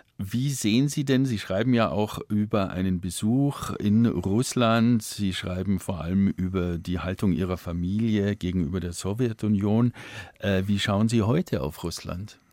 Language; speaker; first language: German; native; German